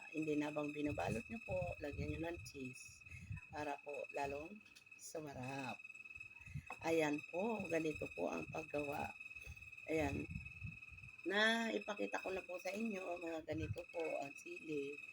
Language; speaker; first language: Filipino; non-native, local second language; Bikol